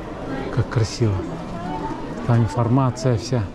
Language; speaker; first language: Russian; non-native, local second language; Kyrgyz